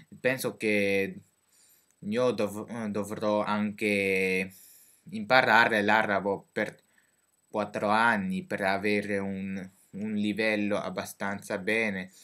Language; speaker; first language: Italian; non-native, learner; French